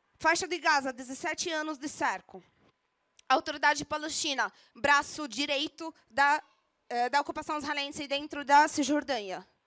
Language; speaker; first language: Portuguese; non-native, fluent; Arabic